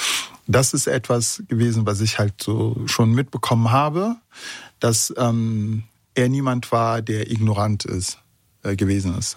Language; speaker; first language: German; early bilingual, other home language; Kurdish